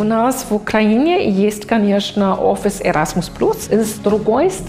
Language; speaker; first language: Russian; non-native, fluent; German